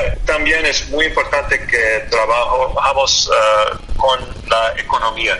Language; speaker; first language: Spanish; non-native, learner; English